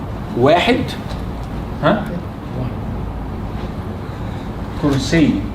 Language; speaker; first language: Arabic; non-native, fluent; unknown